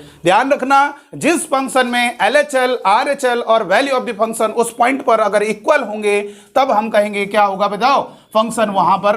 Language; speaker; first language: Hindi; native; Hindi